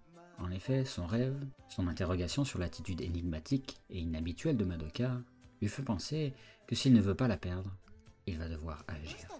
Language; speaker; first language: French; native; French